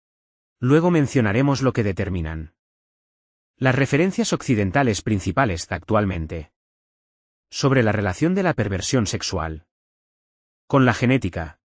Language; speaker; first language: Spanish; non-native, fluent; Arabic